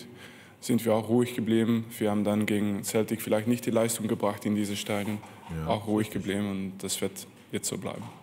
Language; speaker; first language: German; non-native, fluent; French